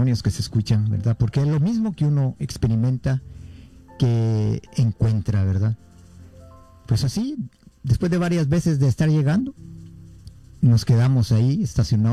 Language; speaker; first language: Spanish; native; Spanish